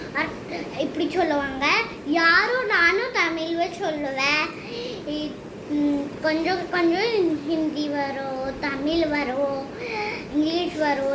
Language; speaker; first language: Tamil; non-native, local second language; Hindi